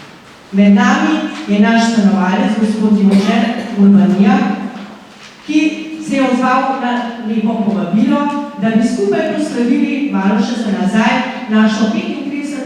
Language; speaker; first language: Slovenian; native; Slovenian